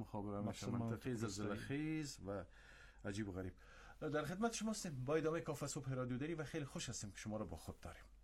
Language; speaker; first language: Persian; native; Persian